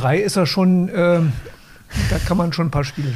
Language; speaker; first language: German; native; German